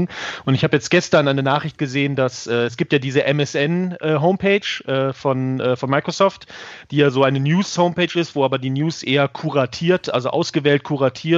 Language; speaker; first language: German; native; German